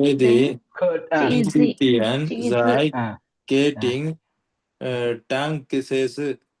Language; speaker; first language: Chinese; non-native, learner; Tamil